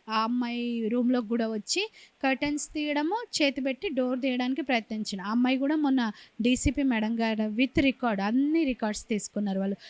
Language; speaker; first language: Telugu; native; Telugu